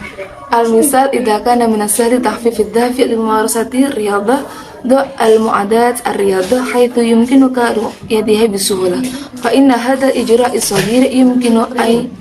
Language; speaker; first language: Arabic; non-native, learner; Indonesian